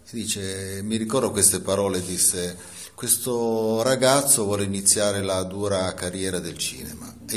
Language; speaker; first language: Italian; native; Italian